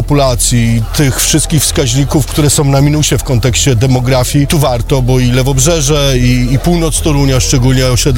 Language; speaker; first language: Polish; native; Polish